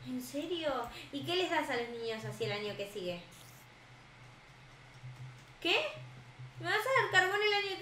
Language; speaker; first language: Spanish; native; Spanish